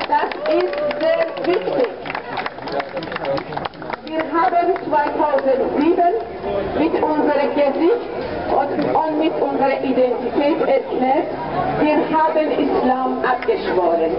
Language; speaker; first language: German; non-native, fluent; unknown